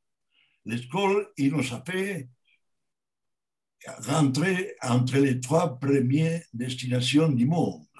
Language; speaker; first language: French; non-native, learner; Spanish